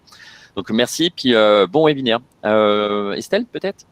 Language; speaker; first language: French; native; French